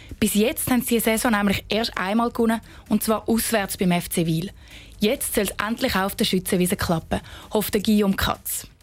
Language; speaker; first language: German; native; German